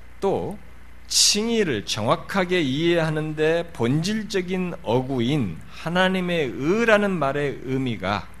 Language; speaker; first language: Korean; native; Korean